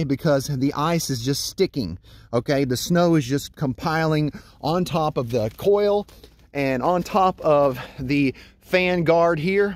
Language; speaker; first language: English; native; English